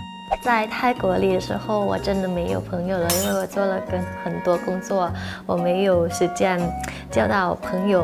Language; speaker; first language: Chinese; non-native, learner; Thai